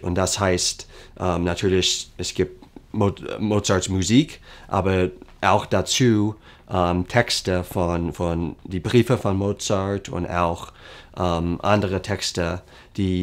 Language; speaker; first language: German; non-native, fluent; English